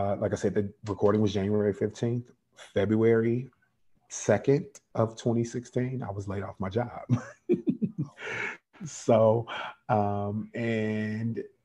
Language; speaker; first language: English; native; English